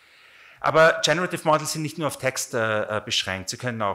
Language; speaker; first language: German; native; German